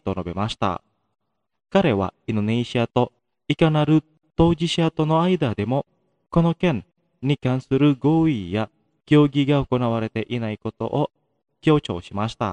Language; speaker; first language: Japanese; non-native, fluent; Indonesian